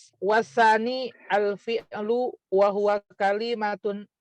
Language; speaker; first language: Arabic; non-native, learner; Indonesian